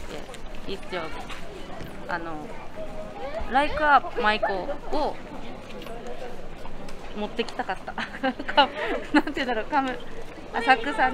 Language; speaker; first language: Japanese; native; Japanese